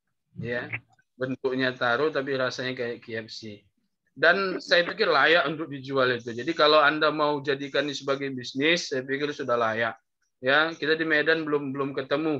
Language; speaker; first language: Indonesian; native; Indonesian